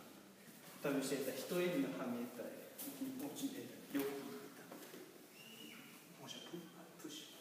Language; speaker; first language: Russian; non-native, learner; Japanese